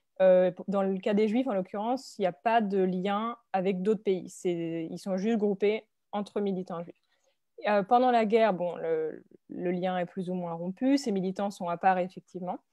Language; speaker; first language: French; native; French